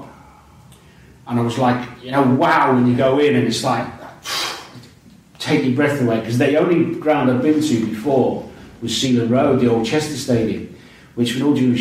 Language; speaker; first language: English; native; English